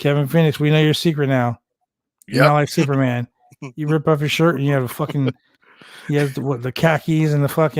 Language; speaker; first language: English; native; English